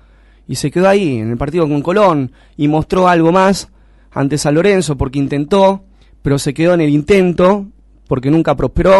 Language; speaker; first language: Spanish; native; Spanish